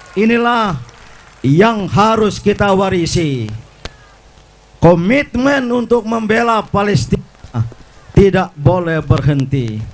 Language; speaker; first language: Indonesian; native; Indonesian